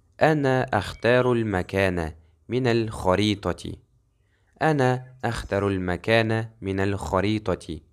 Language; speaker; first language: Arabic; non-native, fluent; Kazakh